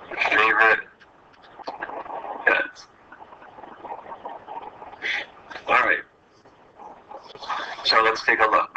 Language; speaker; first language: English; native; English